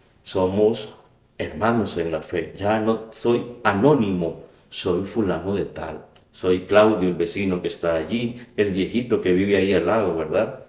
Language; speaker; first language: Spanish; native; Spanish